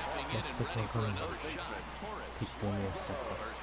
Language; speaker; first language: Japanese; native; Japanese